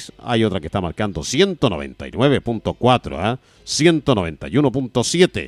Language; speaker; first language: Spanish; native; Spanish